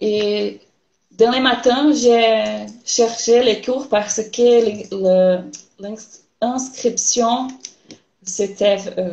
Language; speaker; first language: French; non-native, learner; Portuguese